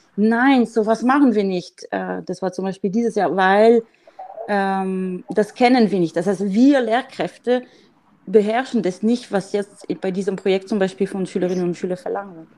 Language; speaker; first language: German; non-native, fluent; French